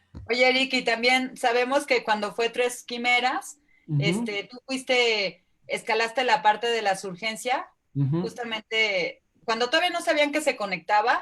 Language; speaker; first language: Spanish; native; Spanish